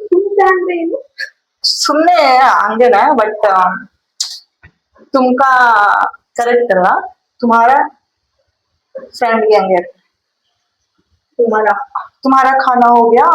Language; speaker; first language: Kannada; non-native, learner; Hindi